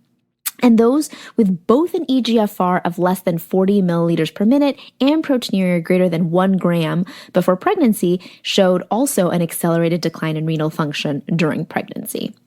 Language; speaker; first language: English; native; English